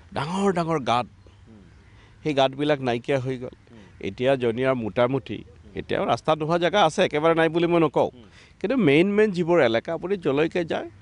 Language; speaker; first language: Assamese; native; Assamese